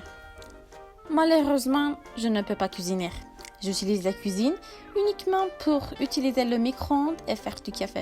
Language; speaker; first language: French; non-native, learner; Turkish